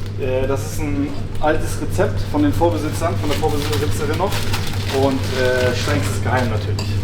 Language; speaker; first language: German; native; German